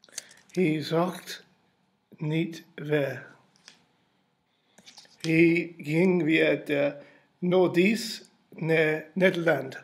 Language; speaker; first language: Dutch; non-native, learner; English